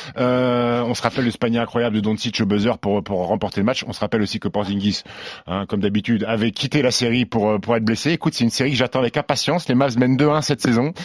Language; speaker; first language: French; native; French